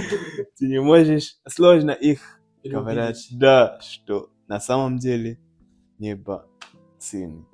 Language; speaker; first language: Russian; non-native, learner; Nyanja